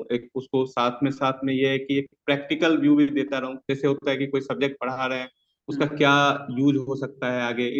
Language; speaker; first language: Hindi; native; Hindi